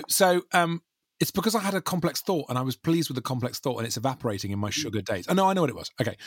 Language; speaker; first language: English; native; English